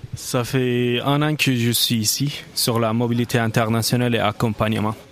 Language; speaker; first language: French; non-native, fluent; Turkish